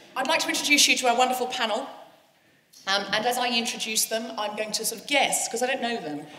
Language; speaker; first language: English; native; English